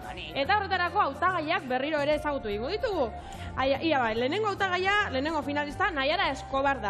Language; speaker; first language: Basque; native; Basque